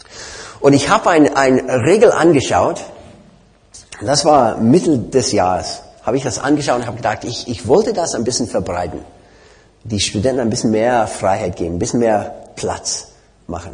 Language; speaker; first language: German; non-native, fluent; English